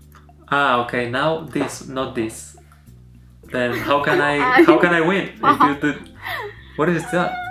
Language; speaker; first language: English; non-native, learner; Spanish